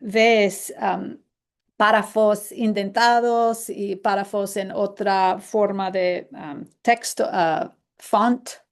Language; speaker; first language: Spanish; non-native, fluent; English